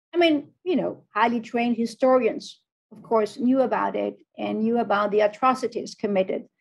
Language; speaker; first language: English; non-native, fluent; Arabic